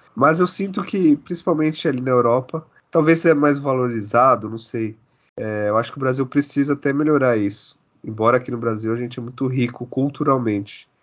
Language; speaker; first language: Portuguese; native; Portuguese